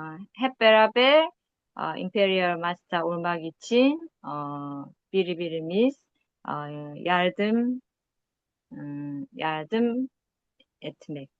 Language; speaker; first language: Turkish; non-native, learner; Korean